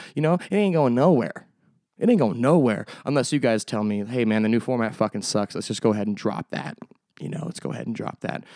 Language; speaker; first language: English; native; English